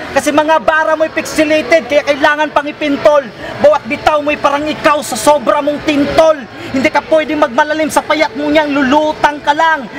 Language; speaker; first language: Filipino; non-native, local second language; Cebuano